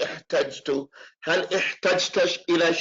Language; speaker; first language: Arabic; non-native, fluent; English